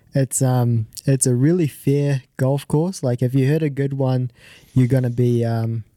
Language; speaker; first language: English; native; English